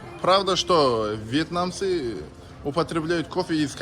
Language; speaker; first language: Russian; non-native, local second language; Kazakh